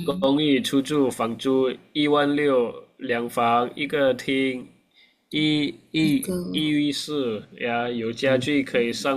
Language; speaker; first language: Chinese; non-native, fluent; Indonesian